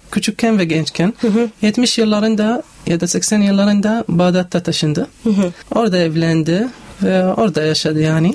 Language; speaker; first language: Turkish; non-native, learner; Arabic